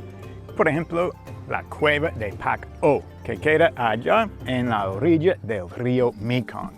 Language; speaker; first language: Spanish; non-native, fluent; English